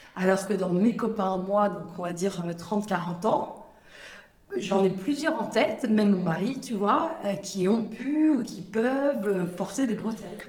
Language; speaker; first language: French; native; French